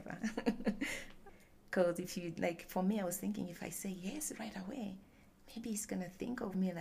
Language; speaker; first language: English; non-native, local second language; Bemba